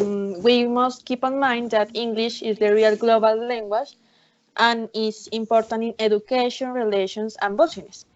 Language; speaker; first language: English; non-native, learner; Spanish